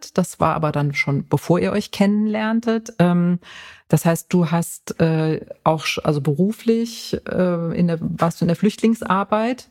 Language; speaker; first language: German; native; German